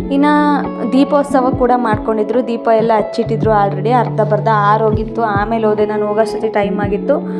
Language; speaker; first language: Kannada; native; Kannada